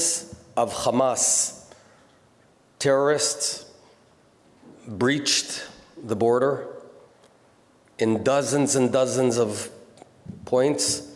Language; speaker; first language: English; non-native, local second language; Hebrew